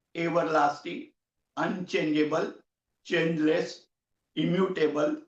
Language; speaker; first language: English; non-native, local second language; Marathi